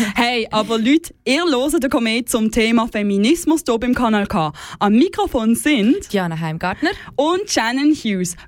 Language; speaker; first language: German; native; German